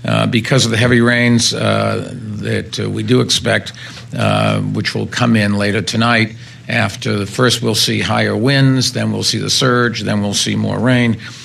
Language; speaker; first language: English; native; English